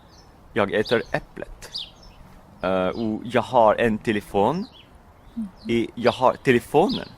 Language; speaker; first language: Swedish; non-native, fluent; French